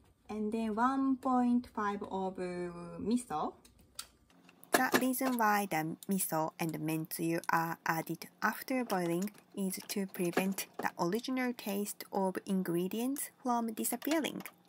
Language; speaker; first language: English; non-native, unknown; Japanese